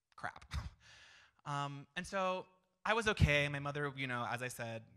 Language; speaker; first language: English; native; English